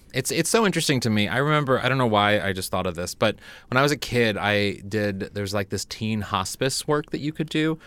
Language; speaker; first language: English; native; English